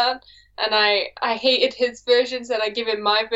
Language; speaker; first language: English; native; English